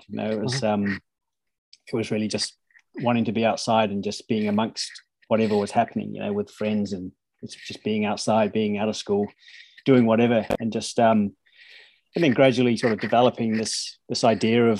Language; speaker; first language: English; native; English